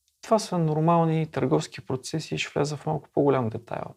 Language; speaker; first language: Bulgarian; native; Bulgarian